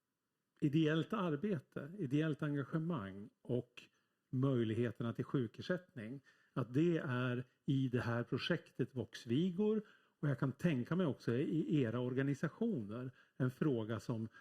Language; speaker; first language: Swedish; native; Swedish